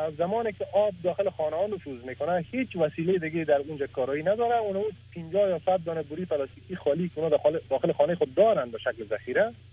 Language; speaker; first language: Persian; native; Persian